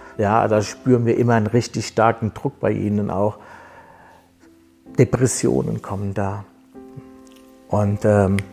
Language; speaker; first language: German; non-native, fluent; Spanish